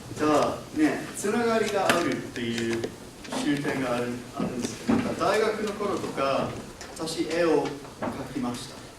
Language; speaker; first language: Japanese; non-native, learner; English